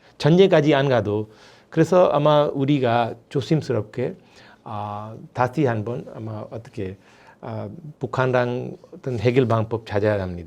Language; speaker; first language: Korean; non-native, fluent; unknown